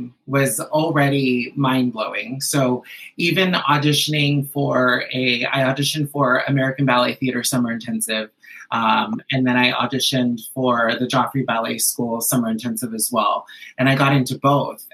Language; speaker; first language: English; early bilingual, other home language; Spanish